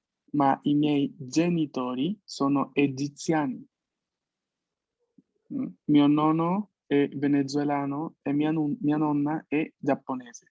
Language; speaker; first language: Italian; non-native, fluent; Spanish